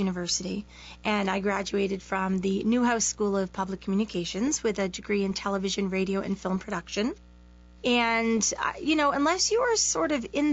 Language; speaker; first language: English; native; English